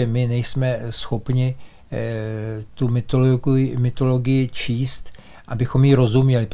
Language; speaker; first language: Czech; native; Czech